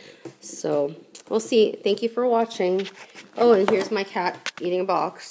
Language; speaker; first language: English; native; English